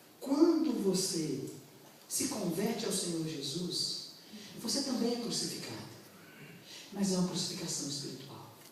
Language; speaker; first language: Portuguese; native; Portuguese